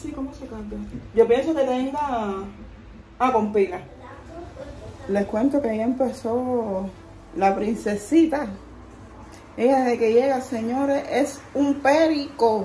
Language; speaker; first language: Spanish; native; Spanish